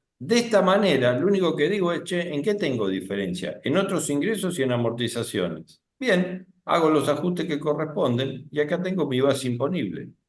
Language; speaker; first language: Spanish; native; Spanish